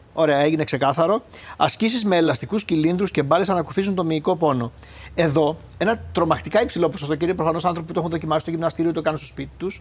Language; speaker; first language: Greek; native; Greek